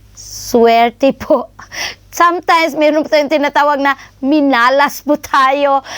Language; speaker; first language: Filipino; non-native, local second language; Cebuano